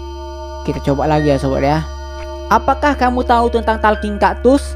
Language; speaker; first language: Indonesian; native; Indonesian